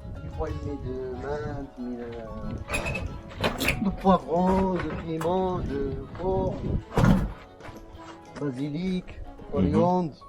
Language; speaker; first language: French; non-native, learner; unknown